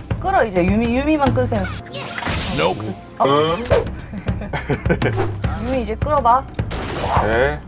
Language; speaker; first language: Korean; native; Korean